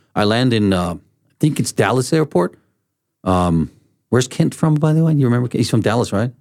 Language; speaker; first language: English; early bilingual, other home language; Danish